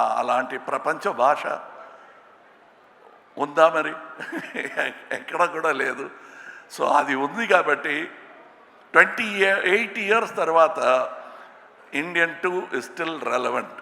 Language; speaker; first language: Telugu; non-native, local second language; Tamil